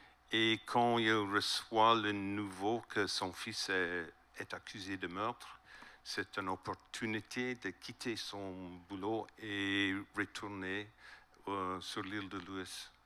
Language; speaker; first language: French; non-native, learner; English